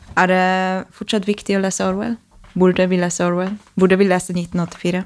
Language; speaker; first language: Norwegian; non-native, fluent; Polish